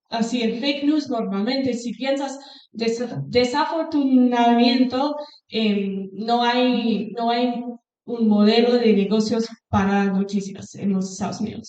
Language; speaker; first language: Spanish; non-native, fluent; English